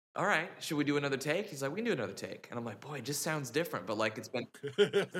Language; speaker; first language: English; native; English